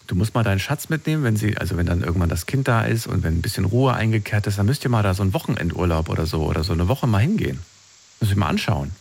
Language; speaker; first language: German; native; German